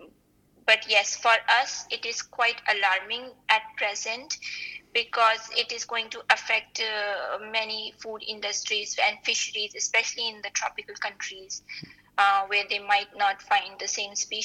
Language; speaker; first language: English; non-native, local second language; Hindi